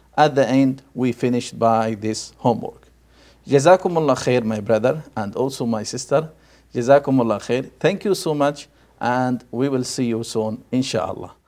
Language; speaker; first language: English; non-native, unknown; Arabic